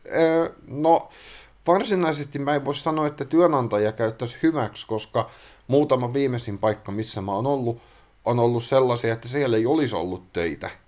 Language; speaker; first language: Finnish; native; Finnish